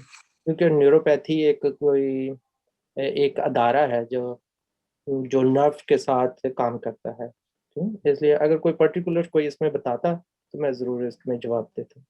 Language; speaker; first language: Urdu; native; Urdu